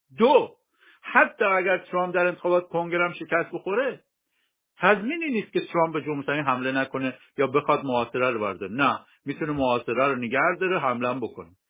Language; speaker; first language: Persian; non-native, local second language; Kurdish